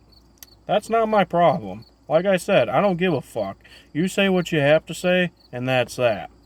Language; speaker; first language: English; native; English